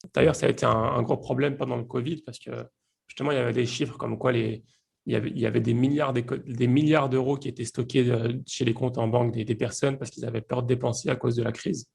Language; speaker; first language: French; native; French